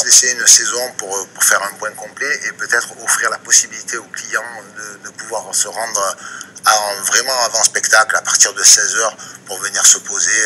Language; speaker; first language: French; native; French